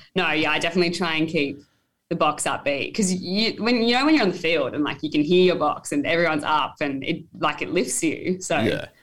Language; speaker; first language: English; native; English